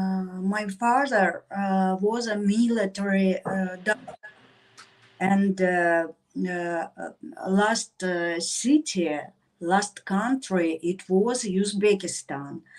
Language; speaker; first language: English; non-native, learner; Russian